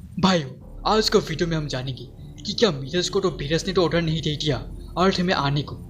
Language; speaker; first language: Hindi; non-native, local second language; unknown